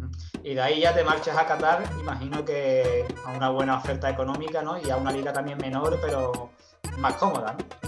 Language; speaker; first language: Spanish; native; Spanish